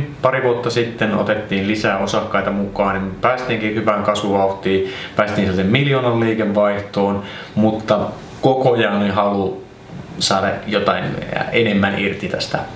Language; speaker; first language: Finnish; native; Finnish